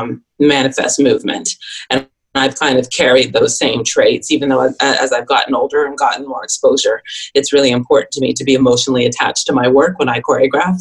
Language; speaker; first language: English; native; English